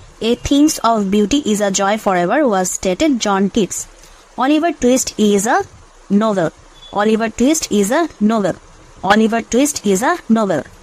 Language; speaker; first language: English; non-native, local second language; Bangla